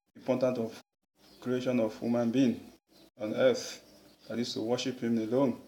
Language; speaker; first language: English; non-native, local second language; Yoruba